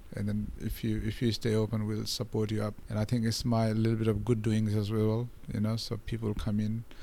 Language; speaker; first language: English; non-native, local second language; Nepali